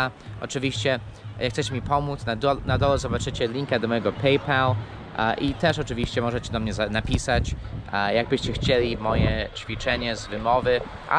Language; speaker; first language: Polish; non-native, fluent; English